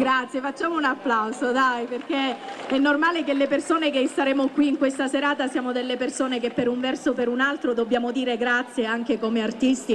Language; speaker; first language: Italian; native; Italian